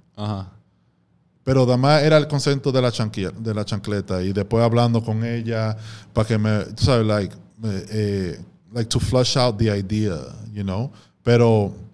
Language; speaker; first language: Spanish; early bilingual, heritage; Spanish